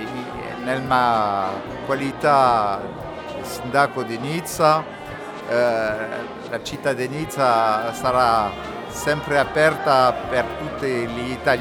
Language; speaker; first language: Italian; non-native, learner; French